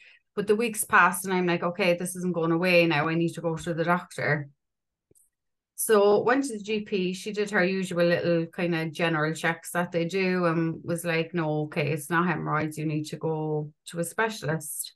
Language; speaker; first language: English; native; English